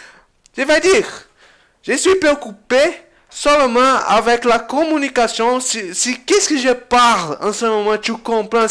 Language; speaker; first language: French; non-native, learner; Portuguese